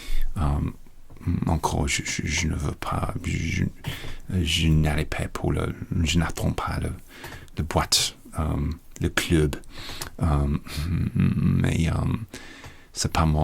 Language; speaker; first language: French; non-native, learner; English